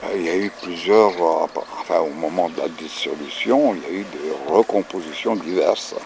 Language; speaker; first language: French; non-native, fluent; Bulgarian